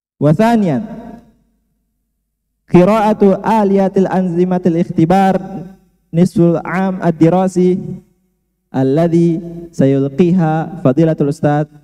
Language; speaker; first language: Arabic; non-native, learner; Indonesian